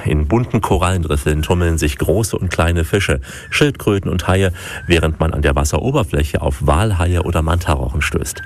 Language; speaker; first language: German; native; German